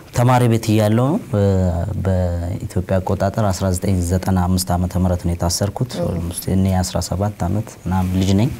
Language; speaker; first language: Amharic; non-native, local second language; Oromo